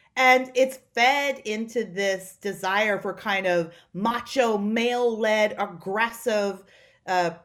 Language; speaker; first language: English; native; English